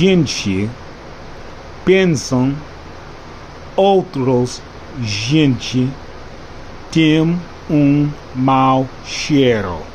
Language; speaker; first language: Portuguese; non-native, learner; English